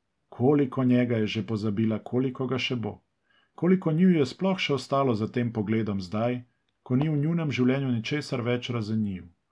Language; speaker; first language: Slovenian; non-native, local second language; Serbian